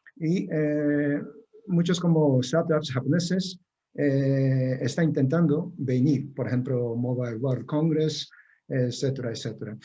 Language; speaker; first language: Spanish; non-native, fluent; Japanese